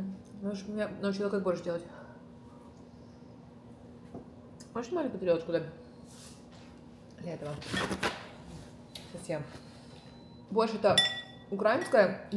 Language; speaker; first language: Russian; early bilingual, heritage; Russian